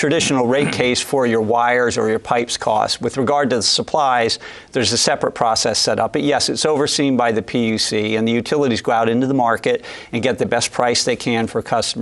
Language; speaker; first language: English; native; English